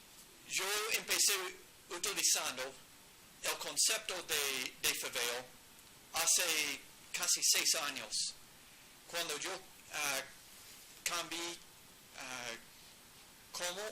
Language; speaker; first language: Spanish; non-native, learner; English